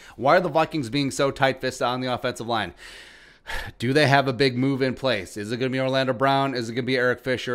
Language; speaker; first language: English; native; English